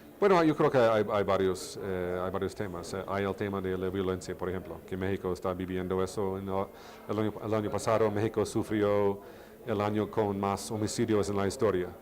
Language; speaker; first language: Spanish; non-native, fluent; English